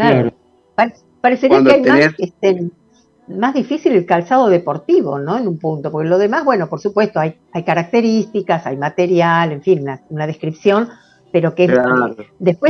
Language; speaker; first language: Spanish; native; Spanish